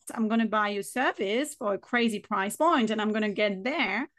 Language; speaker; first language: English; non-native, fluent; French